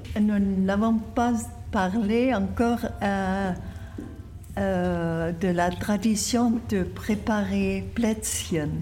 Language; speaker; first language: French; non-native, learner; German